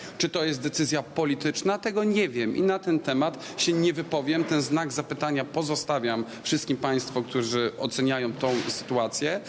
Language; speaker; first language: Polish; native; Polish